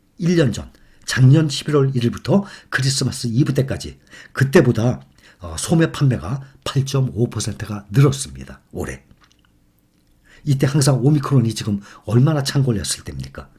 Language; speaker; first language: Korean; native; Korean